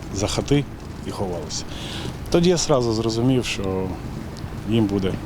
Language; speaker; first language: Ukrainian; native; Ukrainian